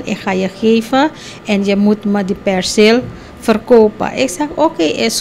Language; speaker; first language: Dutch; non-native, local second language; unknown